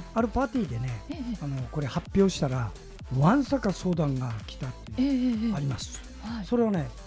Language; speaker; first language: Japanese; native; Japanese